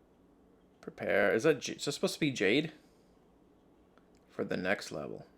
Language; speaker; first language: English; native; English